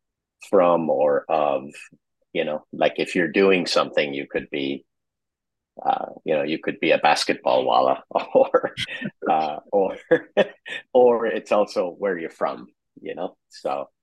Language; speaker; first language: English; non-native, local second language; Urdu